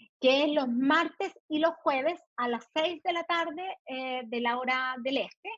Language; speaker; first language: Spanish; early bilingual, heritage; Spanish